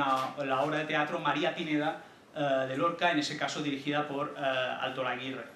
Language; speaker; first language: Spanish; native; Spanish